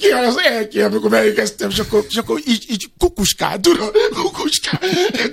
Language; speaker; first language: Hungarian; non-native, fluent; Yoruba